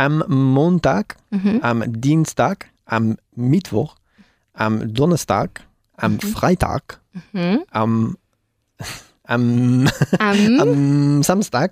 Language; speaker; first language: German; non-native, learner; Spanish